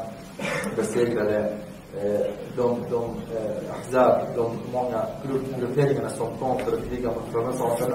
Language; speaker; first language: Swedish; early bilingual, other home language; Arabic